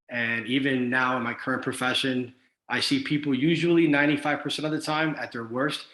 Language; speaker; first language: English; early bilingual, other home language; Spanish